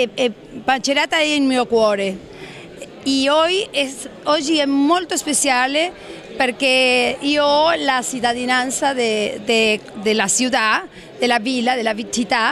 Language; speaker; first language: Italian; non-native, learner; Spanish